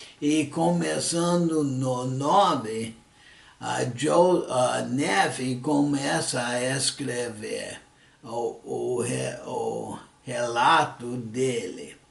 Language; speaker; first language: Portuguese; early bilingual, other home language; English